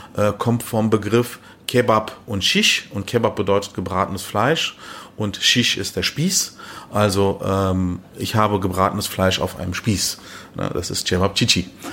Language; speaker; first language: German; early bilingual, other home language; Turkish